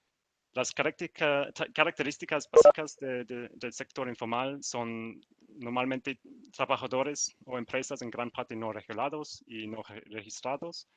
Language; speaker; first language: Spanish; non-native, learner; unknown